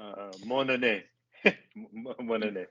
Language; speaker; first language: French; non-native, learner; English